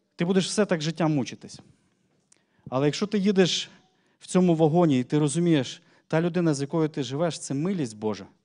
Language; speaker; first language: Ukrainian; native; Ukrainian